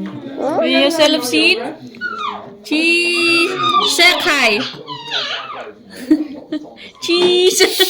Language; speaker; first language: Dutch; non-native, learner; Filipino